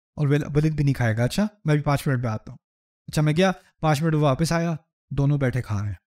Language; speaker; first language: Urdu; native; Urdu